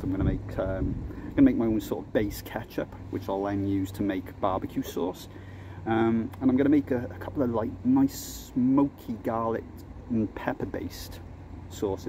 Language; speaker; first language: English; native; English